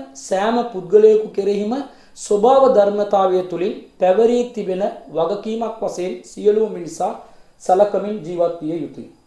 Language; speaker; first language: Sinhala; non-native, local second language; Tamil